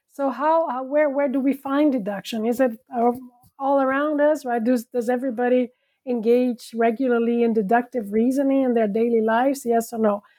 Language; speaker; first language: English; non-native, fluent; Portuguese